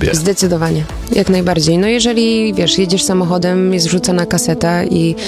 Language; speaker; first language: Polish; early bilingual, heritage; Polish